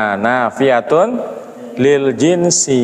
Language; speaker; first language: Arabic; non-native, fluent; Indonesian